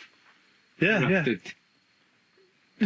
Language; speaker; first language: English; native; English